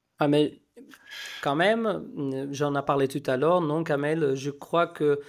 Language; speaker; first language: French; non-native, fluent; Spanish